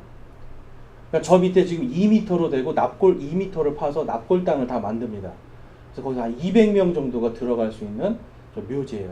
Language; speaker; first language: Korean; native; Korean